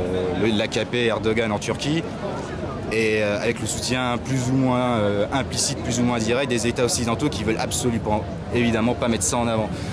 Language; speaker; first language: French; native; French